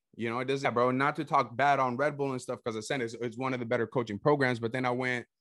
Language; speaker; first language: English; early bilingual, other home language; Spanish